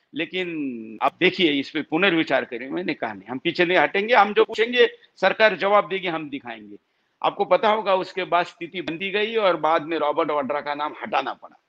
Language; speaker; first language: Hindi; non-native, local second language; Marathi